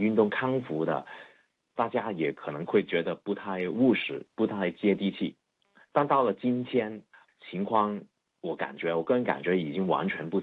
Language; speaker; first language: Chinese; non-native, fluent; Cantonese